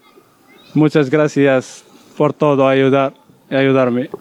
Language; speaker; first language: Spanish; non-native, learner; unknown